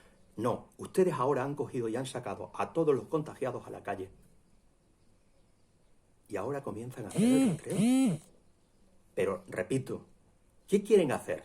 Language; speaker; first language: Spanish; native; Spanish